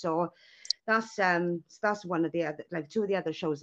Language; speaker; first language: English; native; English